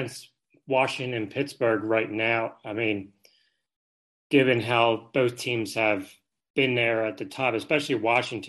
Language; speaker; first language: English; native; English